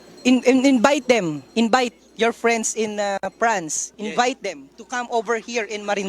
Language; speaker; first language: English; non-native, local second language; Filipino